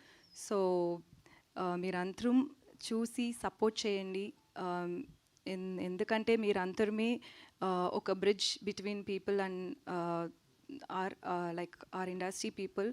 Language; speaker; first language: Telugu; non-native, learner; Tamil